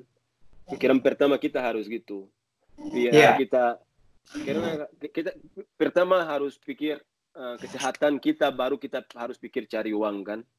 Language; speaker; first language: Indonesian; non-native, learner; Portuguese